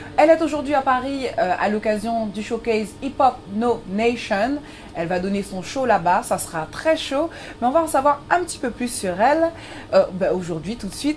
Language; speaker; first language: French; native; French